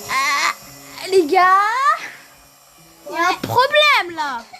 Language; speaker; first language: French; native; French